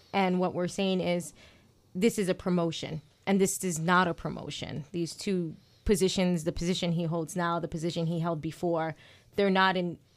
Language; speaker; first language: English; native; English